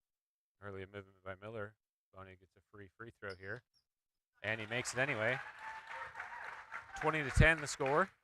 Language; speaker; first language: English; native; English